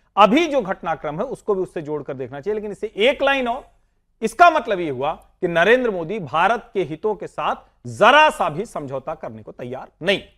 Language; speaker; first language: Hindi; native; Hindi